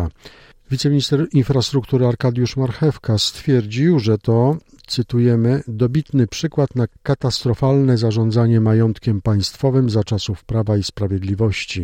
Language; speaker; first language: Polish; native; Polish